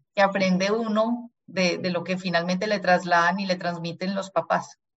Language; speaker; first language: Spanish; early bilingual, other home language; German